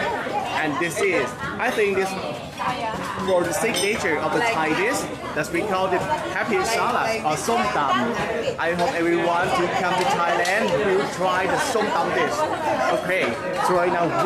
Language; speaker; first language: English; non-native, learner; Thai